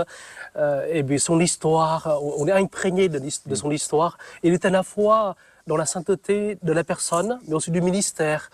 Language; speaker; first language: French; non-native, fluent; Vietnamese